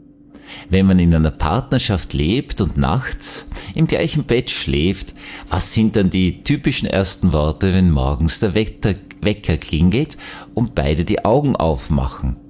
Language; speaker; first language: German; native; German